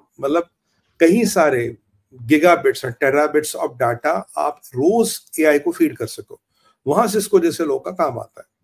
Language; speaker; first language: Hindi; native; Hindi